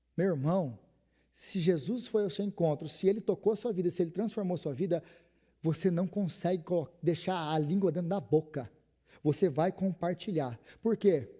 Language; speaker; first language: Portuguese; native; Portuguese